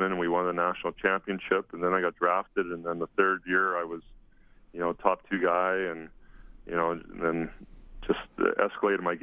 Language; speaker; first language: English; native; English